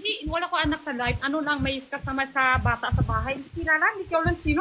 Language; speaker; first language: Filipino; non-native, learner; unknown